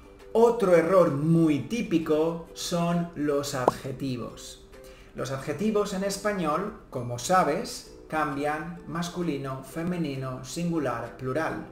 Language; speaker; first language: Spanish; native; Spanish